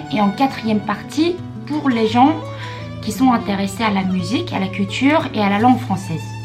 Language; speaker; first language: French; non-native, fluent; Korean